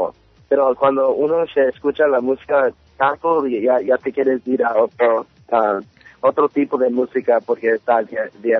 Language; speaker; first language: Spanish; early bilingual, heritage; English